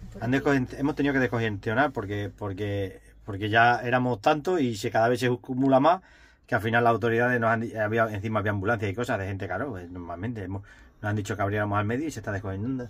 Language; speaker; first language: Spanish; native; Spanish